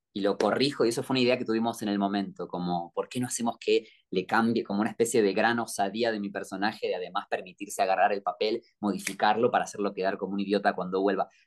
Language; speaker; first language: Spanish; native; Spanish